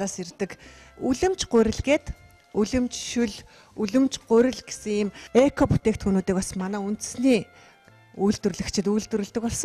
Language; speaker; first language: Mongolian; native; Mongolian